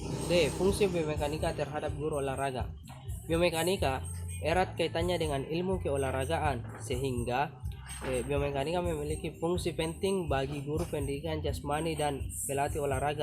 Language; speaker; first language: Indonesian; native; Indonesian